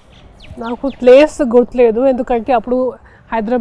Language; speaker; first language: Telugu; non-native, local second language; Hindi